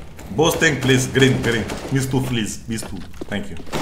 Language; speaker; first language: English; non-native, learner; French